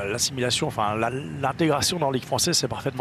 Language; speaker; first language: French; native; French